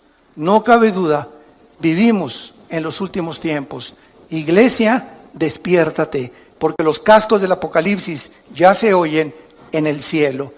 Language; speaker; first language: Spanish; native; Spanish